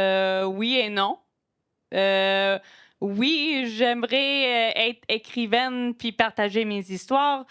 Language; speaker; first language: French; non-native, local second language; English